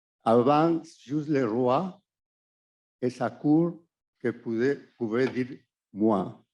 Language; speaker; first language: French; non-native, fluent; Spanish